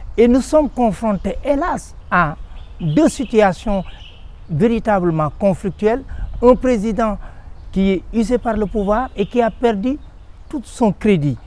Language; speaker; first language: French; non-native, local second language; Wolof